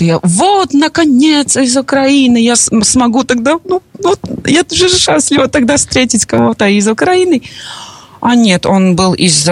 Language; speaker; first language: Russian; non-native, local second language; Latvian